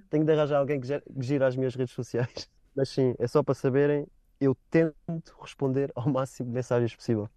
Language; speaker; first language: Portuguese; native; Portuguese